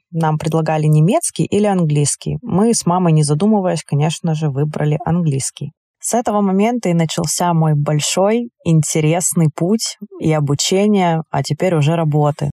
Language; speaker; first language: Russian; native; Russian